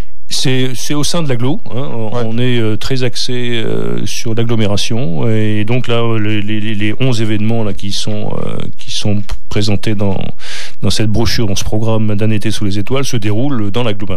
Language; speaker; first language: French; native; French